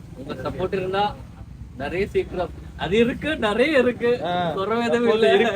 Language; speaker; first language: Tamil; non-native, learner; Malayalam